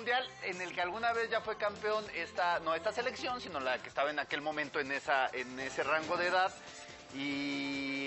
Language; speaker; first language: Spanish; native; Spanish